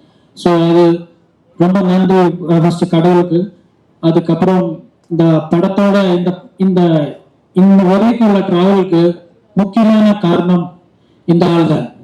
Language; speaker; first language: Tamil; non-native, learner; Malayalam